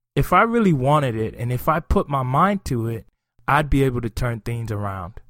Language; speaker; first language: English; non-native, local second language; Yoruba